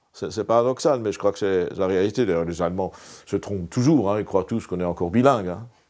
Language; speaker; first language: French; non-native, local second language; Swiss German